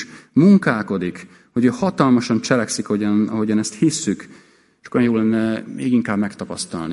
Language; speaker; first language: Hungarian; native; Hungarian